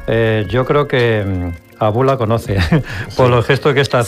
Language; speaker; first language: Spanish; native; Spanish